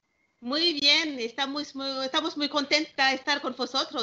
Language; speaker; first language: Spanish; non-native, learner; Malagasy